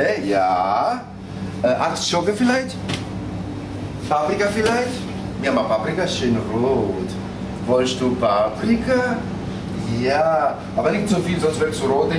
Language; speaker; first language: German; non-native, fluent; Italian